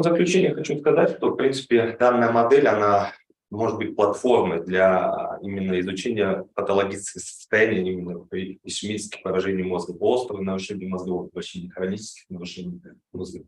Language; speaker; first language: Russian; native; Russian